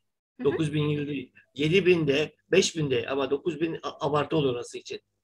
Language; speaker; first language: Turkish; native; Turkish